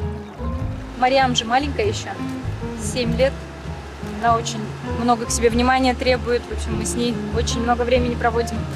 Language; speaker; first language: Russian; native; Russian